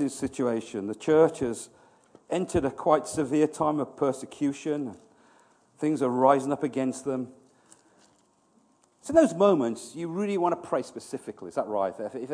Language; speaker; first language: English; native; English